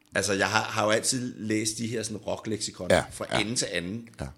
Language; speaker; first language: Danish; native; Danish